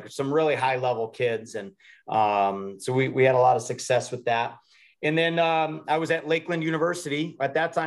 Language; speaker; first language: English; native; English